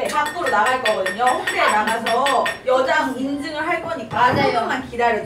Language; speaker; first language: Korean; native; Korean